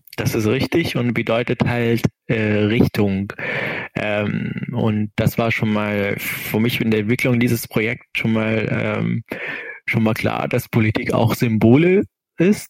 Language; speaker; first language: German; non-native, fluent; Arabic